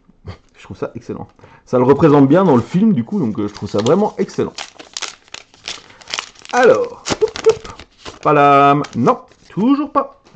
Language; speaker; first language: French; native; French